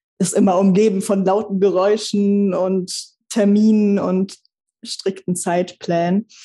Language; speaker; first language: German; early bilingual, other home language; Russian